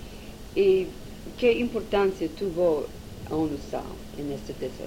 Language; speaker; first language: Spanish; non-native, learner; English